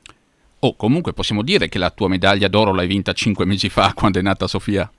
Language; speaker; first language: Italian; native; Italian